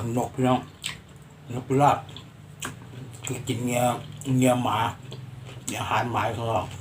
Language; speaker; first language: Thai; native; Thai